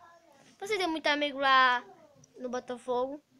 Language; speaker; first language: Portuguese; native; Portuguese